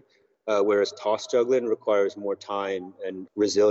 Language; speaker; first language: English; native; English